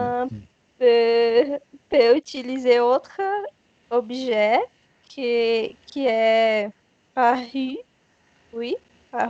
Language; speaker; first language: French; non-native, learner; Portuguese